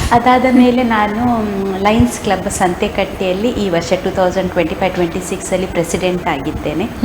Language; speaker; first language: Kannada; non-native, local second language; Konkani